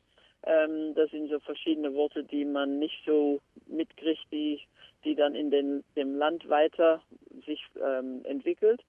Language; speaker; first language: German; early bilingual, heritage; German